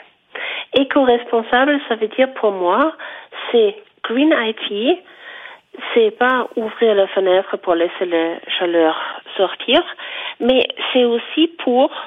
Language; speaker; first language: French; non-native, fluent; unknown